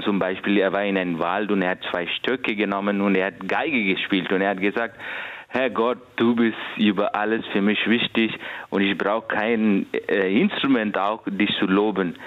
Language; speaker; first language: German; non-native, fluent; Kannada